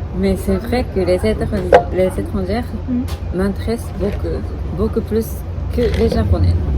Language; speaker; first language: French; non-native, learner; Japanese